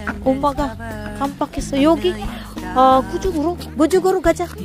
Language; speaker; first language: Korean; non-native, learner; Filipino